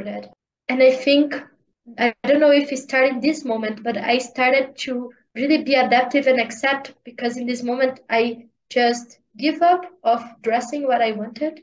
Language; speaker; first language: English; non-native, learner; Portuguese